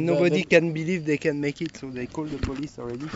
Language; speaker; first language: English; non-native, learner; French